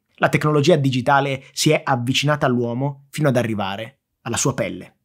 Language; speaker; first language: Italian; native; Italian